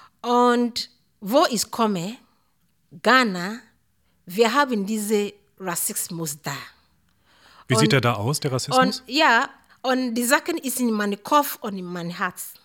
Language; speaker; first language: German; non-native, learner; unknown